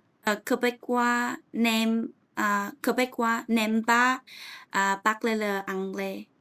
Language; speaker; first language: French; non-native, learner; Vietnamese